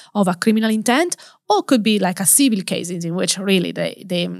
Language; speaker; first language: English; non-native, fluent; Italian